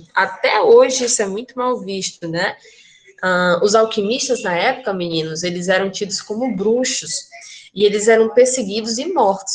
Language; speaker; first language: Portuguese; native; Portuguese